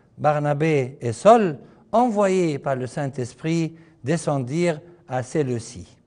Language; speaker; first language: French; non-native, fluent; Arabic